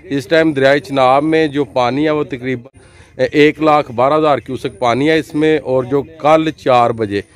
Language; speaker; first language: Urdu; non-native, local second language; Punjabi